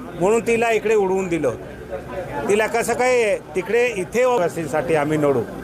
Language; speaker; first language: Marathi; non-native, local second language; Bhili